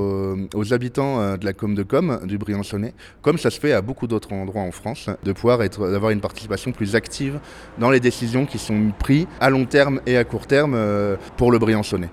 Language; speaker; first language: French; native; French